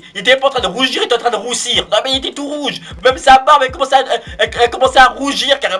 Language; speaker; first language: French; native; French